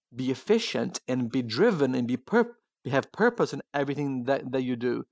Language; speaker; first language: English; non-native, fluent; Portuguese